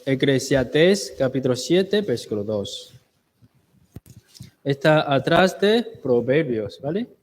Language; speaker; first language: Spanish; non-native, learner; Chinese